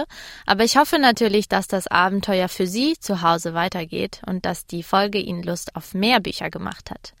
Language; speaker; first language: German; native; German